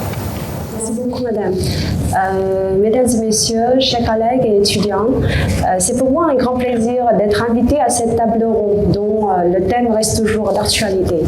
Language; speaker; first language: French; non-native, fluent; Vietnamese